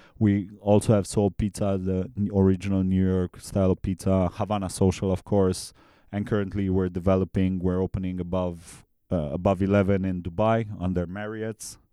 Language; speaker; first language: English; non-native, fluent; Romanian